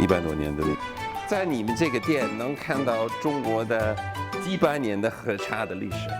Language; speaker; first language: Chinese; non-native, fluent; English